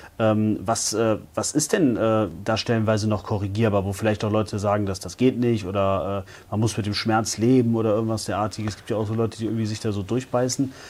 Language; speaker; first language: German; native; German